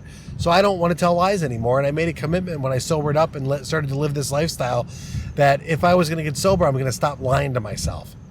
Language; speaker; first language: English; native; English